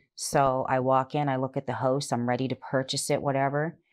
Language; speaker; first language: English; native; English